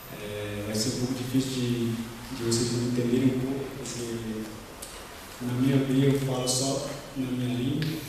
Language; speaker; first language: Portuguese; non-native, local second language; Guarani